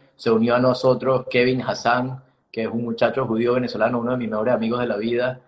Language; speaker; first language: Spanish; native; Spanish